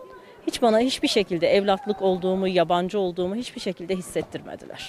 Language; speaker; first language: Turkish; native; Turkish